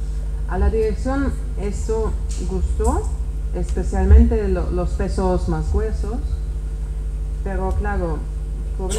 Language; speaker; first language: Spanish; non-native, fluent; Czech